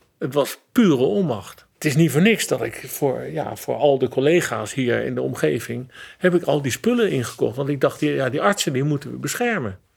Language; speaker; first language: Dutch; native; Dutch